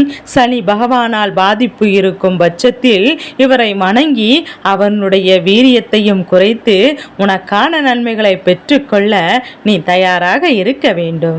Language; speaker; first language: Tamil; native; Tamil